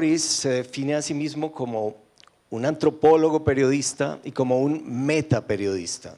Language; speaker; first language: Spanish; native; Spanish